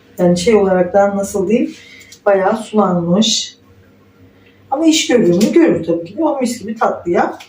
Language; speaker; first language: Turkish; native; Turkish